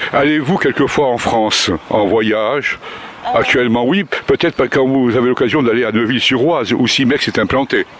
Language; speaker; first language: French; native; French